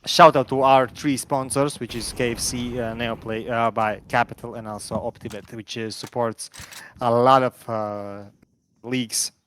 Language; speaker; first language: English; non-native, fluent; Latvian